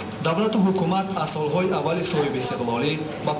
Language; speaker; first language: Persian; native; Persian